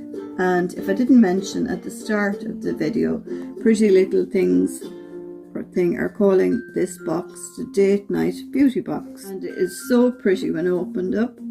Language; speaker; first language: English; native; English